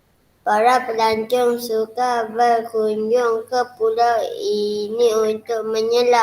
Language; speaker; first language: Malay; non-native, local second language; Chinese